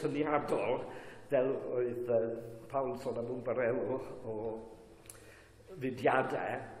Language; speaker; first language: Welsh; native; Welsh